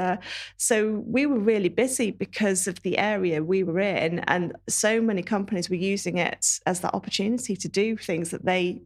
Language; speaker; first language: English; native; English